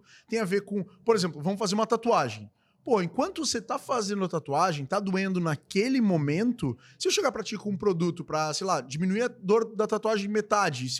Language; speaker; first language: Portuguese; native; Portuguese